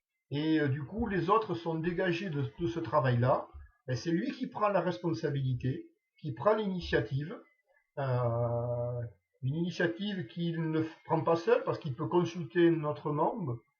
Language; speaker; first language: French; native; French